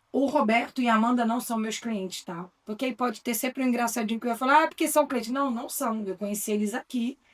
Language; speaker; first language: Portuguese; native; Portuguese